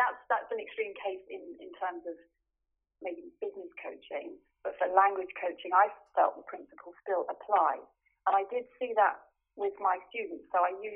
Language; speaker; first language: English; native; English